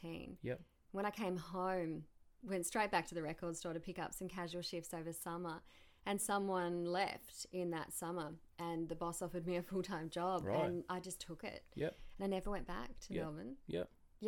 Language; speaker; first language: English; native; English